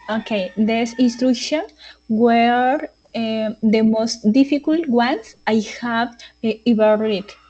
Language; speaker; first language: English; non-native, learner; Spanish